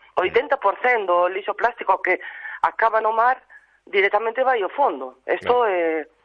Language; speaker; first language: Galician; native; Galician